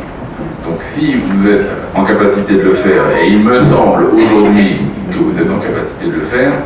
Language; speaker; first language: French; native; French